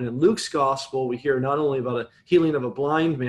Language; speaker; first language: English; native; English